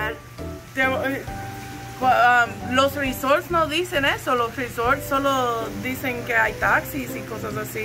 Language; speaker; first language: Spanish; non-native, fluent; English